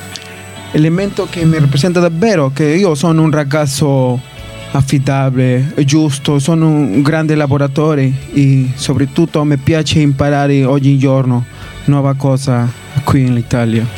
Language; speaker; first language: Italian; non-native, learner; Spanish